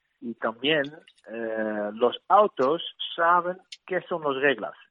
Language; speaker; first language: Spanish; non-native, learner; Dutch